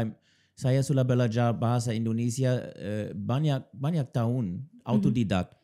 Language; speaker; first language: Indonesian; non-native, learner; German